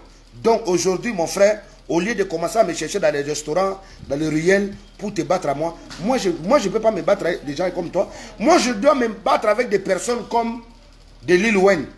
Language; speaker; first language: French; non-native, local second language; Lingala